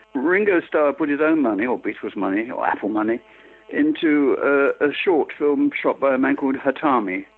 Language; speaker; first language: English; native; English